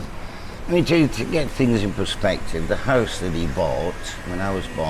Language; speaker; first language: English; native; English